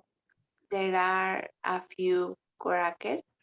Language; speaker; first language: English; non-native, learner; Spanish